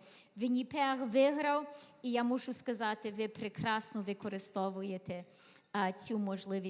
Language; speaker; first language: Ukrainian; early bilingual, heritage; Ukrainian